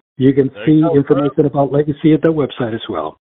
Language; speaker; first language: English; early bilingual, other home language; Spanish